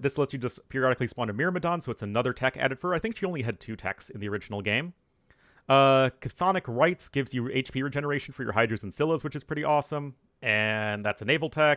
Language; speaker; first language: English; native; English